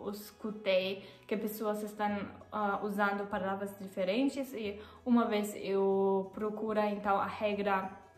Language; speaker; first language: Portuguese; non-native, learner; German